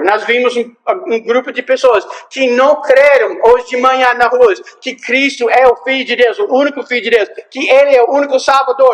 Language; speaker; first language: Portuguese; non-native, fluent; English